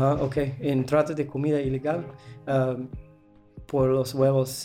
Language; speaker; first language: Spanish; non-native, learner; English